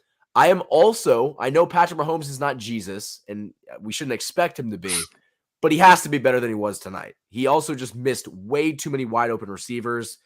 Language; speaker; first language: English; native; English